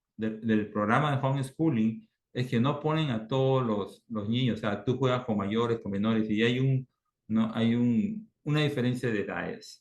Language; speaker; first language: Spanish; native; Spanish